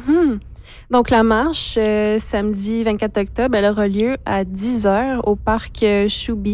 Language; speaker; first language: French; native; French